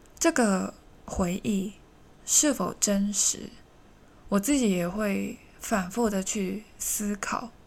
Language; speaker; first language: Chinese; non-native, local second language; Cantonese